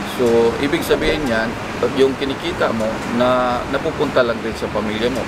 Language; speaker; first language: Filipino; native; Filipino